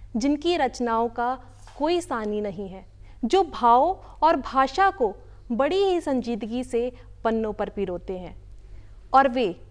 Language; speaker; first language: Hindi; native; Hindi